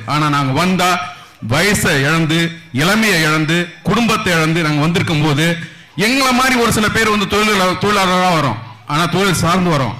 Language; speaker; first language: Tamil; native; Tamil